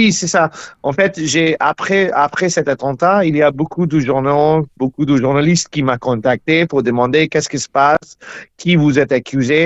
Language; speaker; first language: French; non-native, learner; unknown